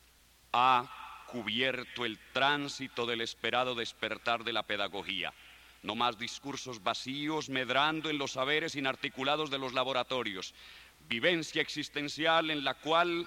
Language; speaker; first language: Spanish; native; Spanish